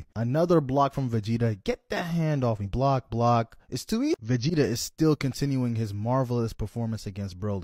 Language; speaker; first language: English; native; English